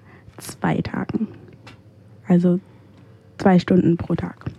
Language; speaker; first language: German; early bilingual, other home language; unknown